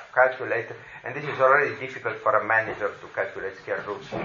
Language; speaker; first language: English; non-native, fluent; Slovenian